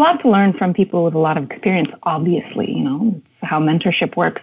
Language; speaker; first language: English; native; English